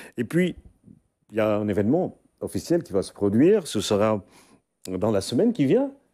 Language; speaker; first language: French; non-native, local second language; Wolof